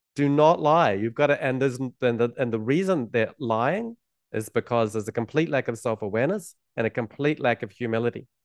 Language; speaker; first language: English; native; English